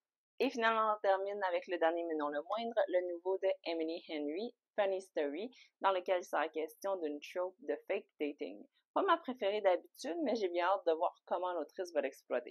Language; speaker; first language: French; native; French